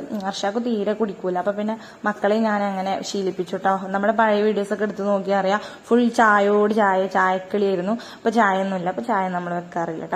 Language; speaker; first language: Malayalam; native; Malayalam